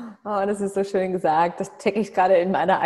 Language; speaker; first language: German; native; German